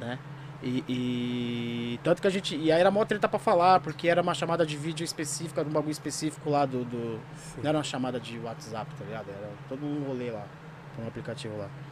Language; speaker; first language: Portuguese; native; Portuguese